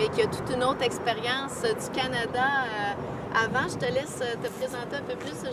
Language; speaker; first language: French; native; French